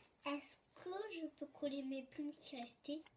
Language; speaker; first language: French; native; French